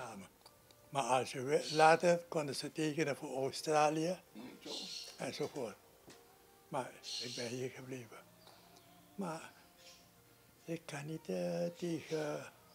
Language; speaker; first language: Dutch; non-native, local second language; Sranan Tongo